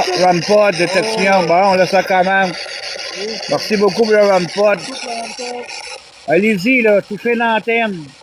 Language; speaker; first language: French; native; French